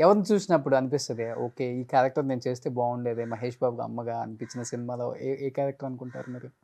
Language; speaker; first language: Telugu; native; Telugu